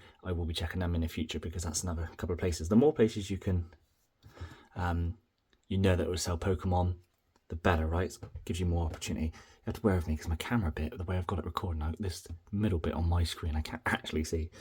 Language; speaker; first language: English; native; English